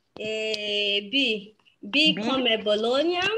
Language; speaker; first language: Italian; non-native, fluent; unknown